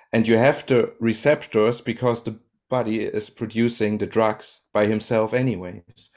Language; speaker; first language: English; non-native, fluent; German